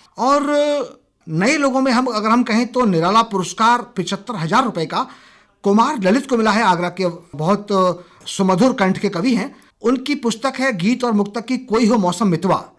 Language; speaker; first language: Hindi; native; Hindi